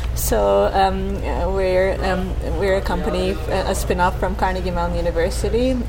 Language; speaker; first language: English; non-native, fluent; Turkish